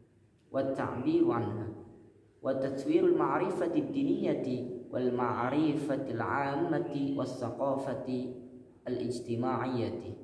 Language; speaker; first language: Arabic; non-native, learner; Indonesian